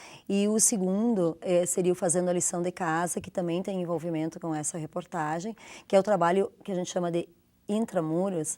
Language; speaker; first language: Portuguese; native; Portuguese